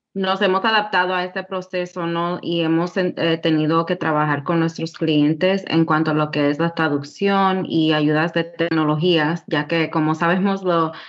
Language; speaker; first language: Spanish; early bilingual, heritage; Spanish